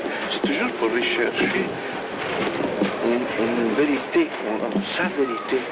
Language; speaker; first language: French; non-native, fluent; Italian